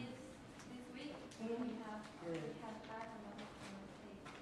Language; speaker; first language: English; non-native, learner; Spanish